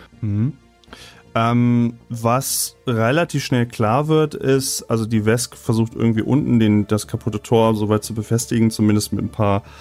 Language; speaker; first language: German; native; German